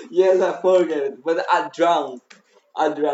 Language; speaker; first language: English; non-native, learner; Indonesian